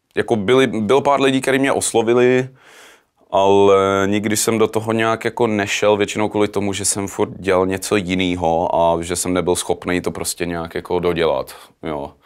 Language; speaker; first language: Czech; early bilingual, heritage; Czech